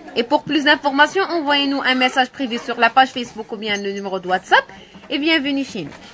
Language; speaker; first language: French; non-native, local second language; Arabic